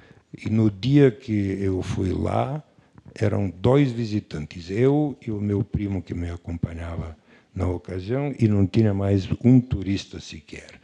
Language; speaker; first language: Portuguese; non-native, fluent; Bulgarian